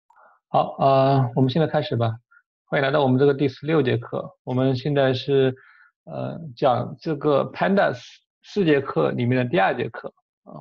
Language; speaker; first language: Chinese; native; Chinese